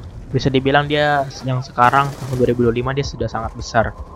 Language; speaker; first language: Indonesian; native; Indonesian